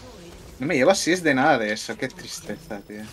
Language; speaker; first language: Spanish; native; Spanish